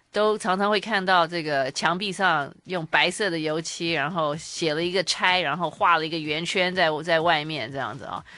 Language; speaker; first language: Chinese; native; Chinese